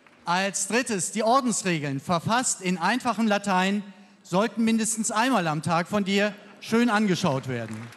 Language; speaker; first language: German; native; German